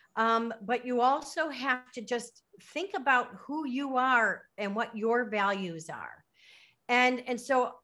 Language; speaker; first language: English; native; English